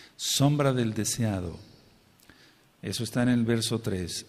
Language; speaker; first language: Spanish; native; Spanish